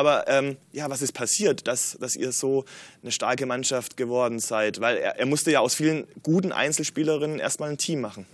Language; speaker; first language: German; native; German